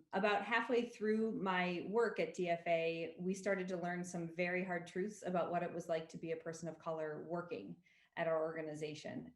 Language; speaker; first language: English; native; English